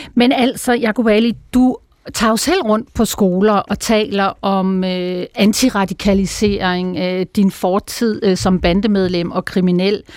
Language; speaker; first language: Danish; native; Danish